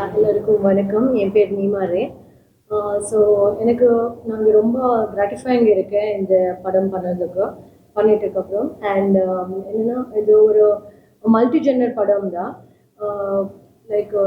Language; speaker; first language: Tamil; non-native, learner; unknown